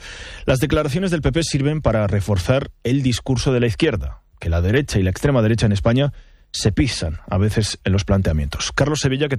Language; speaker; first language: Spanish; native; Spanish